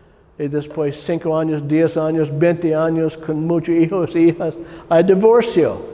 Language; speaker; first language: Spanish; non-native, learner; English